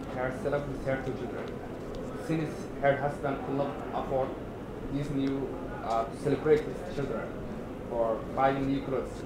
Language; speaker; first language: English; non-native, learner; Somali